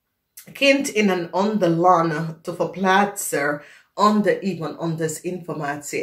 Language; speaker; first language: Dutch; non-native, fluent; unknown